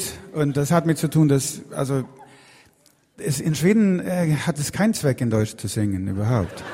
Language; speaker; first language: German; non-native, fluent; Swedish